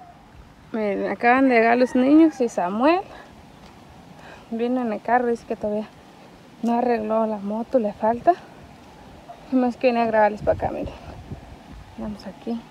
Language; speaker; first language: Spanish; native; Spanish